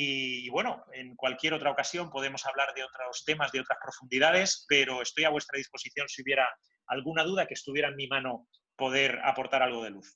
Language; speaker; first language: Spanish; native; Spanish